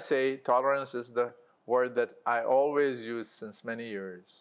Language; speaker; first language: English; non-native, local second language; Arabic